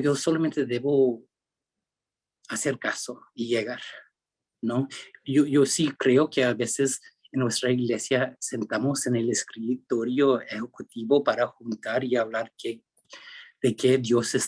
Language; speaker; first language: Spanish; early bilingual, heritage; Spanish